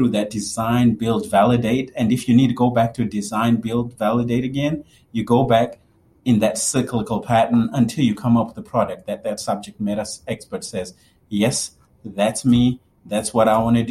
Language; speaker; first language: English; non-native, local second language; Shona